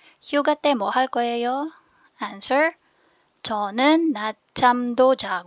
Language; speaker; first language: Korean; non-native, fluent; Filipino